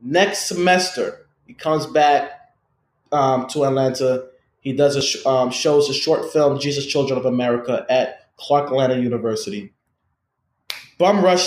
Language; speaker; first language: English; native; English